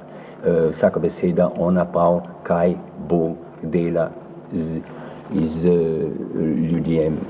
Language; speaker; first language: Slovenian; early bilingual, heritage; French